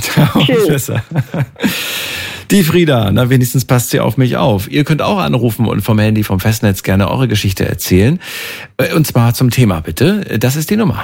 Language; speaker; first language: German; native; German